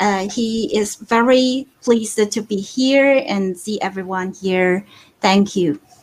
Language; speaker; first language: English; non-native, fluent; Chinese